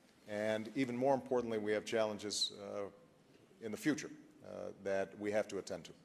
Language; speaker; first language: English; native; English